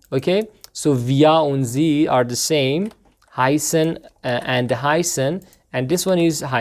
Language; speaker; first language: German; non-native, fluent; Persian